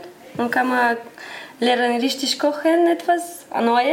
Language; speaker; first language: German; non-native, learner; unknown